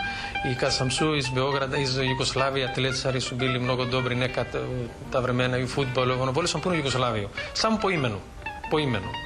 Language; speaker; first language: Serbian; non-native, fluent; Greek